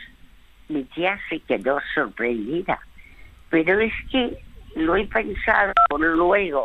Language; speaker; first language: Spanish; early bilingual, other home language; French